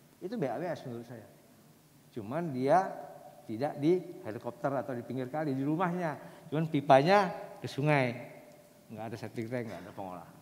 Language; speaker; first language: Indonesian; native; Indonesian